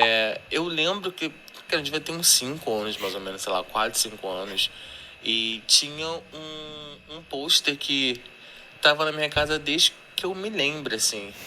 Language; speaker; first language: Portuguese; native; Portuguese